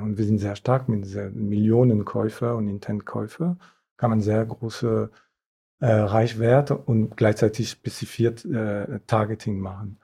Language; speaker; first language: German; non-native, fluent; French